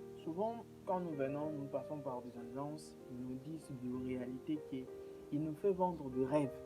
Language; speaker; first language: French; non-native, local second language; Lingala